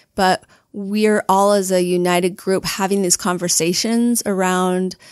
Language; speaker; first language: English; native; English